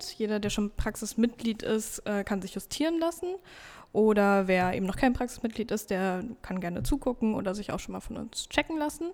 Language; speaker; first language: German; native; German